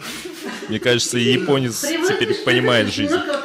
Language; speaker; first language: Russian; native; Russian